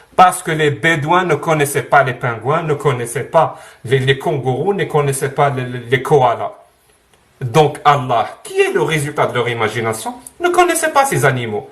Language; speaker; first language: French; non-native, local second language; Arabic